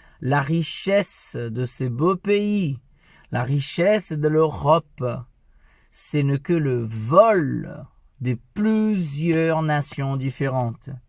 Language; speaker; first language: French; non-native, fluent; Portuguese